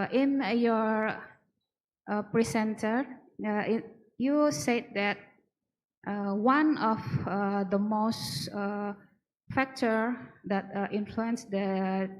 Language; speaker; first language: English; non-native, learner; Indonesian